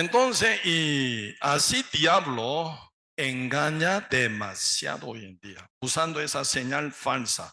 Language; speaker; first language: Spanish; non-native, learner; Korean